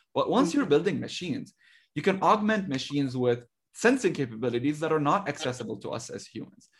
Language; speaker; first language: English; non-native, fluent; Arabic